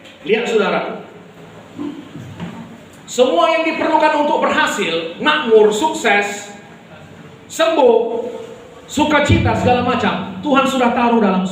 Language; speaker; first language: Indonesian; native; Indonesian